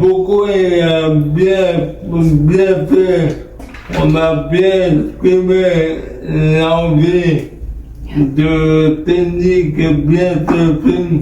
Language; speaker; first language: French; non-native, learner; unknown